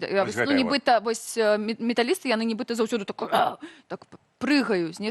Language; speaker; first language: Belarusian; native; Belarusian